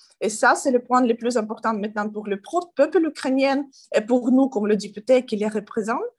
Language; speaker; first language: French; non-native, learner; Ukrainian